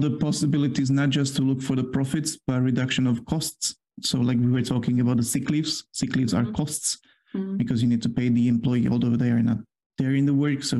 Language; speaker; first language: English; non-native, fluent; Polish